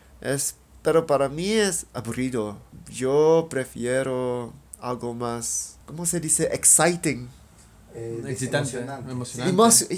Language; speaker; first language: Spanish; non-native, learner; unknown